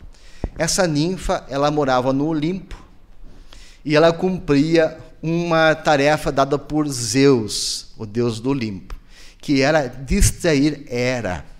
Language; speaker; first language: Portuguese; native; Portuguese